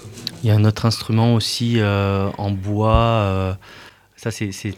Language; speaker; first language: French; native; French